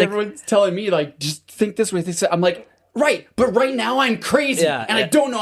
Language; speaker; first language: English; native; English